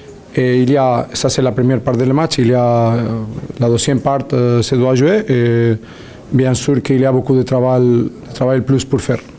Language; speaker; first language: French; non-native, learner; Spanish